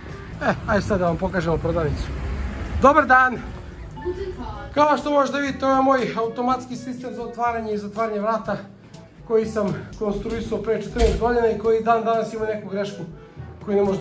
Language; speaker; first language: Croatian; native; Croatian